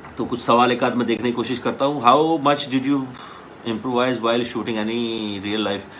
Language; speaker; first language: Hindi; native; Hindi